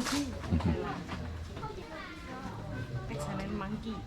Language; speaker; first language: English; non-native, learner; Thai